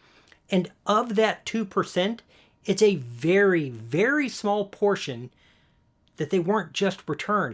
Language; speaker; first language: English; native; English